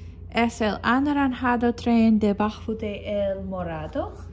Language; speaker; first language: Spanish; non-native, learner; English